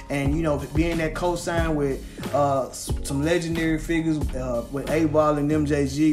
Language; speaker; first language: English; native; English